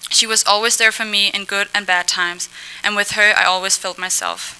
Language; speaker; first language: English; non-native, fluent; Danish